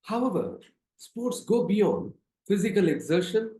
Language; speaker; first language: English; non-native, local second language; Tamil